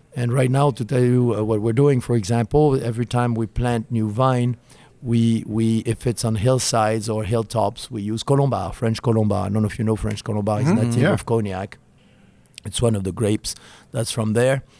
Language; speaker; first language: English; non-native, fluent; French